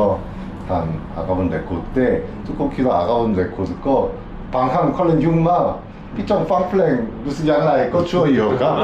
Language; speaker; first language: Thai; non-native, learner; Korean